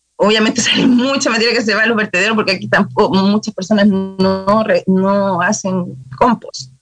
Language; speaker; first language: Spanish; native; Spanish